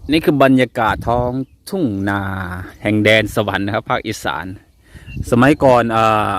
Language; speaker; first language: Thai; native; Thai